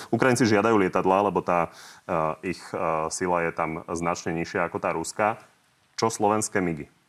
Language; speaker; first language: Slovak; native; Slovak